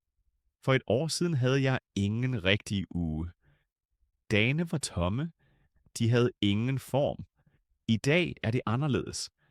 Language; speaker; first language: Danish; non-native, fluent; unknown